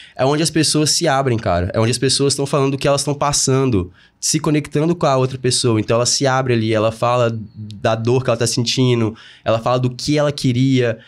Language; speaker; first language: Portuguese; native; Portuguese